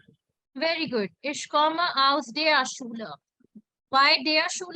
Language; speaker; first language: German; non-native, learner; Hindi